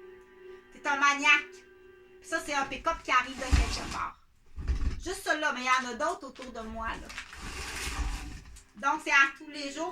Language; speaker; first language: French; native; French